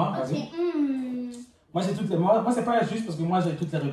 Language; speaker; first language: French; native; French